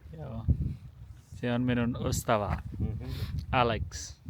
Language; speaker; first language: Finnish; non-native, learner; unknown